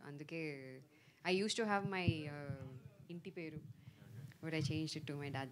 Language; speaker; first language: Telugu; non-native, fluent; Tamil